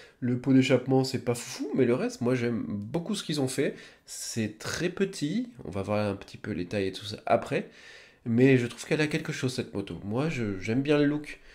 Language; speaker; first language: French; native; French